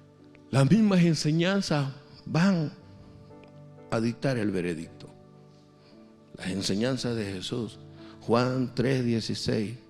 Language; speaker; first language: Spanish; native; Spanish